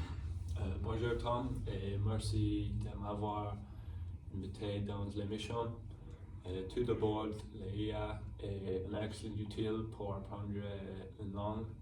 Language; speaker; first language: French; non-native, learner; English